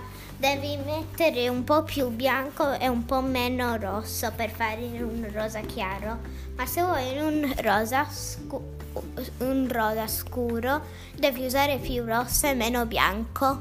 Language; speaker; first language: Italian; early bilingual, heritage; English